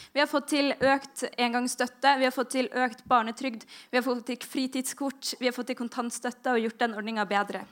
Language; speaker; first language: Norwegian; native; Norwegian